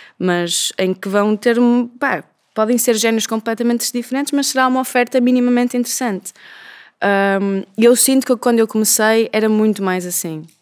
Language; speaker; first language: Portuguese; native; Portuguese